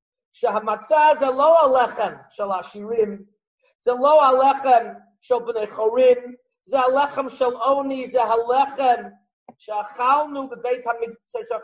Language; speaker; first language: Hebrew; non-native, fluent; English